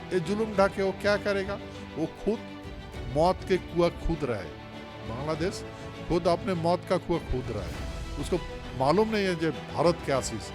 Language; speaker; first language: Hindi; non-native, local second language; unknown